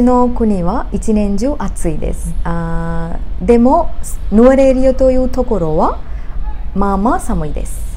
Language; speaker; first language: Japanese; non-native, learner; Sinhala